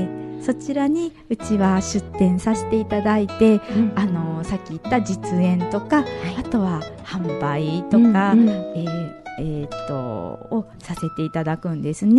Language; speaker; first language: Japanese; native; Japanese